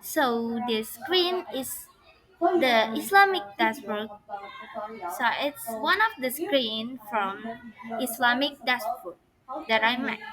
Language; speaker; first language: English; non-native, learner; Indonesian